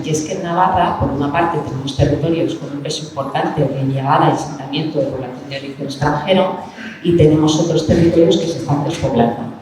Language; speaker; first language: Spanish; native; Spanish